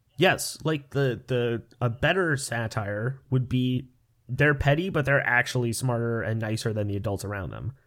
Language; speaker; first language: English; native; English